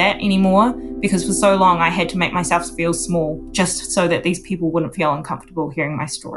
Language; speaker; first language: English; native; English